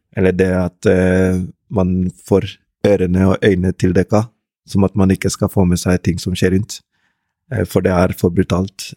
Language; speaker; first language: Norwegian; early bilingual, other home language; Rundi